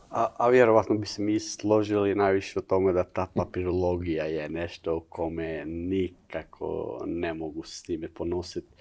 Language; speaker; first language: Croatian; non-native, learner; Albanian